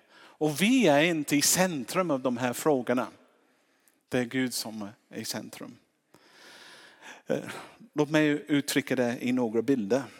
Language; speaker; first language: Swedish; non-native, fluent; English